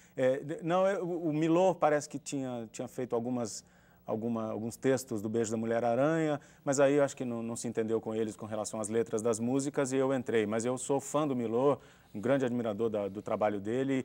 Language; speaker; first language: Portuguese; native; Portuguese